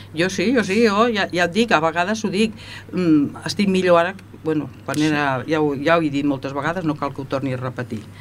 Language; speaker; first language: Catalan; native; Catalan